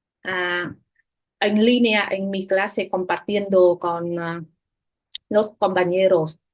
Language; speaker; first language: Spanish; non-native, fluent; Vietnamese